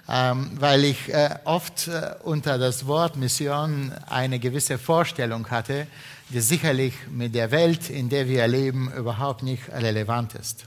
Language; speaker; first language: German; non-native, fluent; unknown